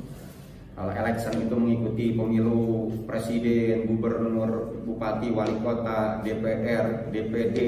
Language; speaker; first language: Indonesian; native; Indonesian